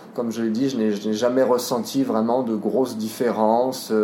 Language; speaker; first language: French; native; French